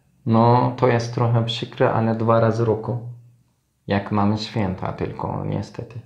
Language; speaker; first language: Polish; non-native, learner; Turkish